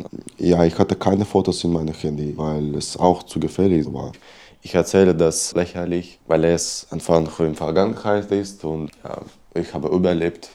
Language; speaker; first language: German; non-native, learner; Belarusian